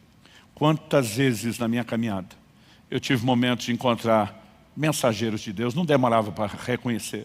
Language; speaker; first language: Portuguese; native; Portuguese